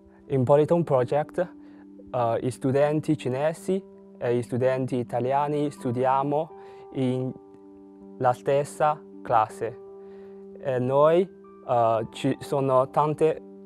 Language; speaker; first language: Italian; non-native, learner; Chinese